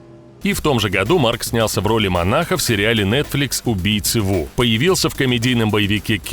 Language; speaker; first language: Russian; native; Russian